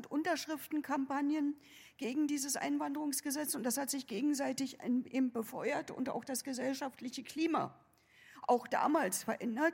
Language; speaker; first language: German; native; German